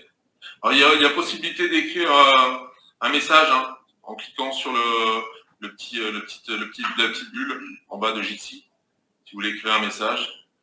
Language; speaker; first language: French; native; French